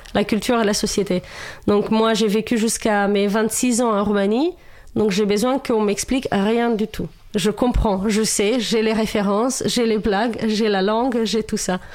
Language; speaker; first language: French; non-native, fluent; Romanian